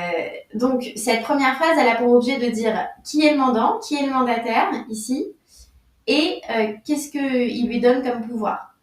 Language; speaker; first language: French; native; French